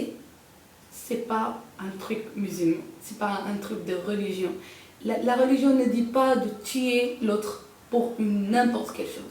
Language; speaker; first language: French; non-native, local second language; Arabic